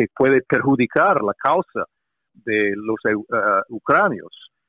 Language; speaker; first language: Spanish; non-native, fluent; English